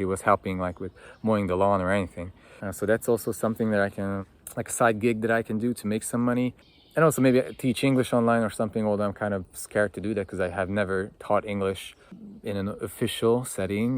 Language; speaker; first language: English; non-native, fluent; Hungarian